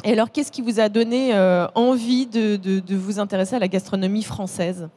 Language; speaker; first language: French; native; French